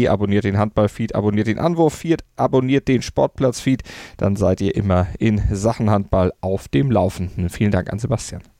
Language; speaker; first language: German; native; German